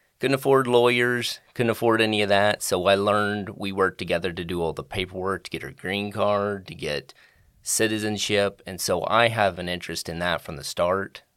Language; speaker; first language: English; native; English